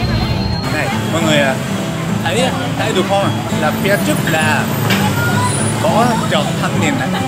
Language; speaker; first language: Vietnamese; non-native, learner; Japanese